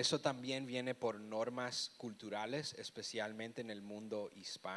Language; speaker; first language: Spanish; early bilingual, heritage; Spanish